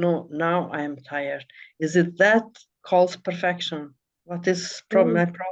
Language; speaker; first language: English; non-native, learner; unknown